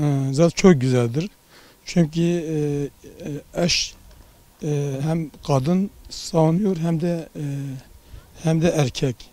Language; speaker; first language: Turkish; non-native, local second language; Kurdish